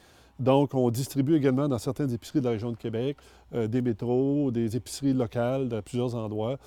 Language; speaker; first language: French; native; French